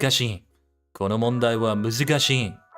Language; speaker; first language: Japanese; non-native, learner; English